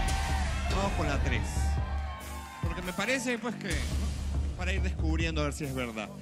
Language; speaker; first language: Spanish; native; Spanish